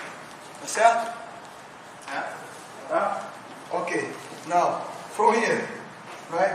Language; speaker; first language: English; non-native, learner; Portuguese